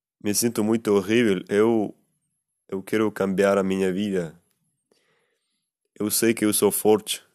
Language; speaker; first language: Portuguese; non-native, learner; Russian